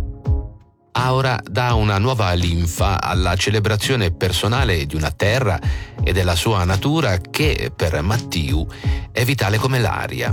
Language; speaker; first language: Italian; native; Italian